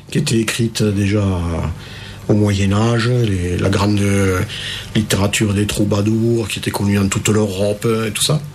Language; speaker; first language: French; native; French